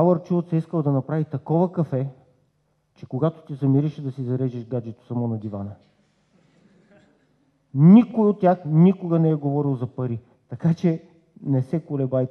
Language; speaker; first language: Bulgarian; native; Bulgarian